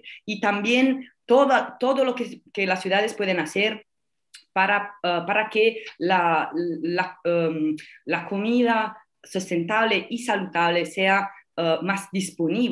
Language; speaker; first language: Spanish; non-native, fluent; Italian